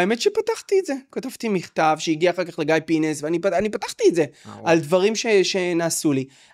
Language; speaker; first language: Hebrew; native; Hebrew